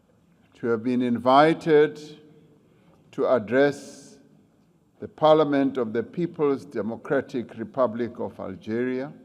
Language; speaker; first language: English; non-native, local second language; Venda